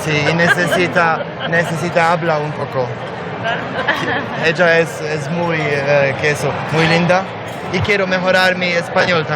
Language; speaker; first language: Spanish; non-native, learner; Polish